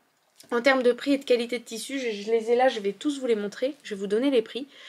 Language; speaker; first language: French; native; French